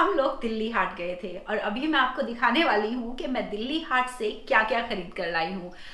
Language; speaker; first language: Hindi; native; Hindi